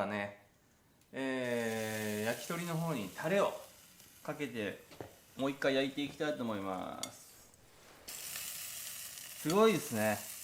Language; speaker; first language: Japanese; native; Japanese